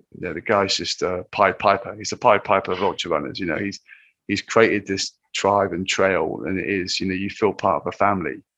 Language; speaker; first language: English; native; English